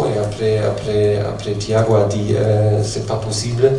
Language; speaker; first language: French; non-native, fluent; German